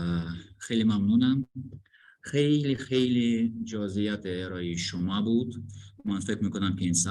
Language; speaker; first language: Persian; non-native, learner; Russian